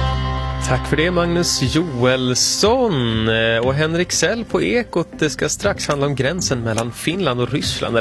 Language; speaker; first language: Swedish; native; Swedish